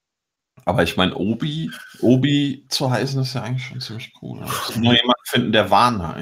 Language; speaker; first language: German; native; German